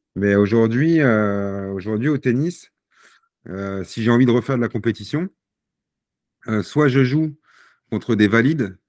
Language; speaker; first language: French; native; French